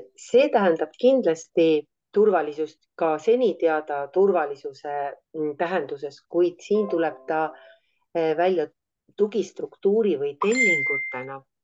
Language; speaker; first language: Estonian; native; Estonian